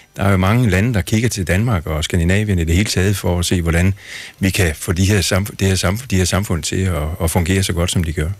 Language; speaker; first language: Danish; native; Danish